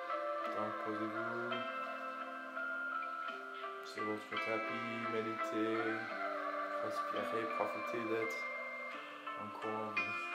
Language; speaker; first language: French; non-native, fluent; English